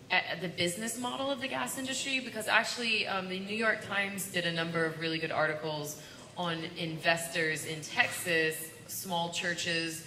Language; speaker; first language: English; native; English